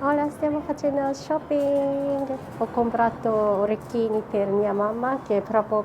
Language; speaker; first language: Italian; non-native, fluent; Japanese